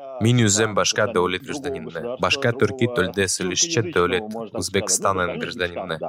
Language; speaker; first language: Tatar; non-native, learner; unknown